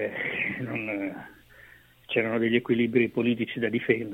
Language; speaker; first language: Italian; native; Italian